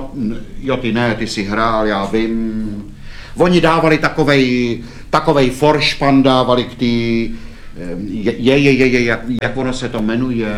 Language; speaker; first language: Czech; native; Czech